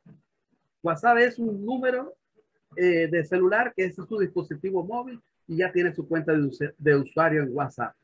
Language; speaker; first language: Spanish; native; Spanish